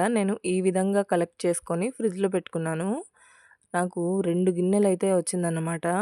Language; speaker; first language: Telugu; non-native, local second language; Urdu